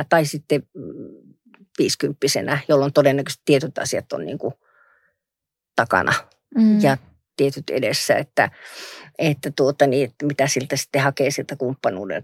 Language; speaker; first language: Finnish; native; Finnish